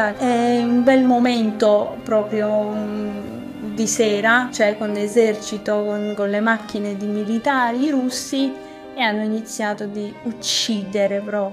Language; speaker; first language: Italian; non-native, fluent; Georgian